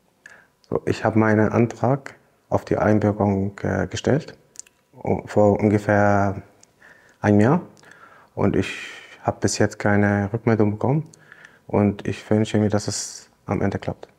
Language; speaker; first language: German; non-native, fluent; Arabic